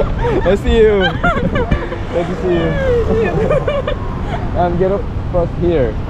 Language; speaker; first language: English; non-native, learner; Korean